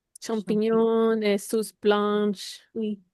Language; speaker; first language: French; non-native, learner; Spanish